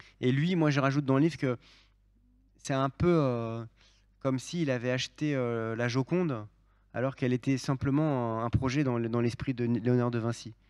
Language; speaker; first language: French; native; French